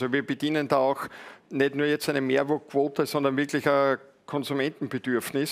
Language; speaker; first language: German; native; German